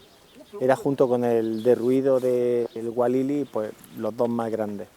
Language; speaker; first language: Spanish; native; Spanish